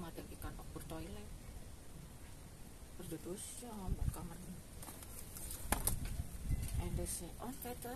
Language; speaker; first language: Dutch; non-native, learner; Indonesian